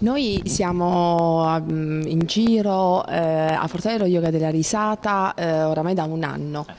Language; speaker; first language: Italian; native; Italian